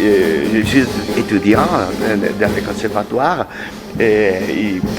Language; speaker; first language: French; non-native, learner; Spanish